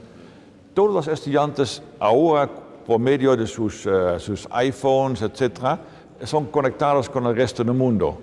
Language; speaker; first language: Spanish; non-native, fluent; Dutch